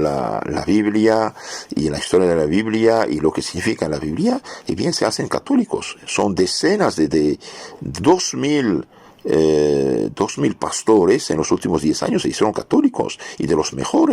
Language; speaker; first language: Spanish; non-native, fluent; French